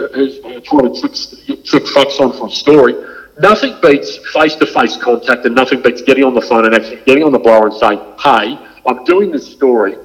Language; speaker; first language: English; native; English